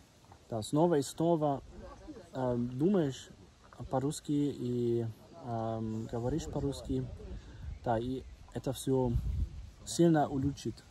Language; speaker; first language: Russian; non-native, learner; German